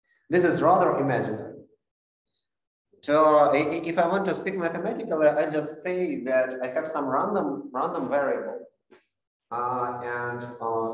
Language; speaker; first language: English; non-native, fluent; Russian